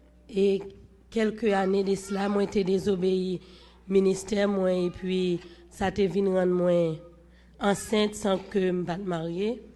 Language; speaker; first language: French; non-native, local second language; Haitian Creole